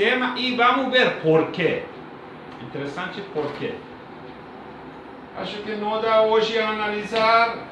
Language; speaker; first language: Portuguese; non-native, learner; Persian